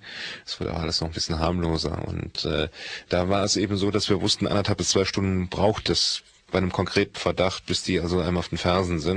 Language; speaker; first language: German; native; German